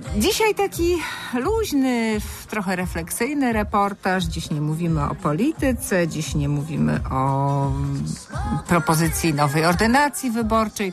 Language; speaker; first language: Polish; native; Polish